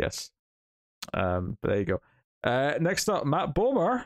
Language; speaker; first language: English; native; English